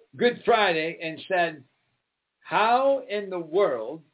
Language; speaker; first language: English; native; English